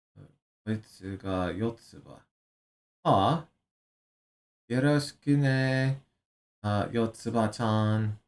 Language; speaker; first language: Japanese; non-native, learner; English